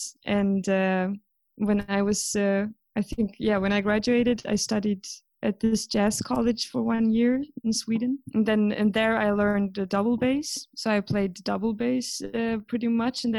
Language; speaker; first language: English; non-native, fluent; Swedish